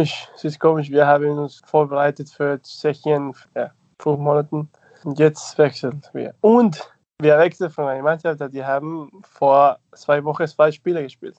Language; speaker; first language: German; non-native, fluent; Spanish